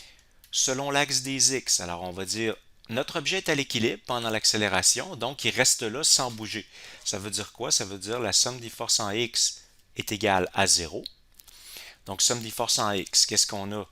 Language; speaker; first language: French; native; French